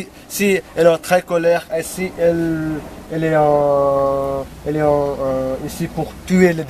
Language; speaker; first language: French; non-native, learner; Nepali